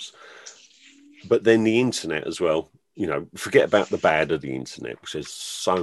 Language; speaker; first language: English; native; English